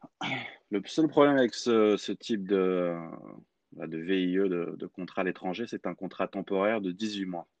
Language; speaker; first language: French; native; French